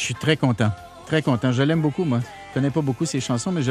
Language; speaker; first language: French; native; French